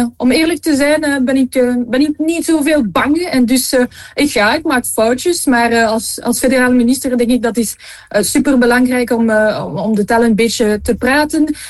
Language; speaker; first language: Dutch; non-native, local second language; French